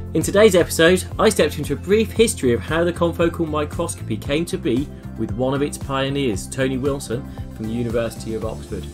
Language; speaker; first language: English; native; English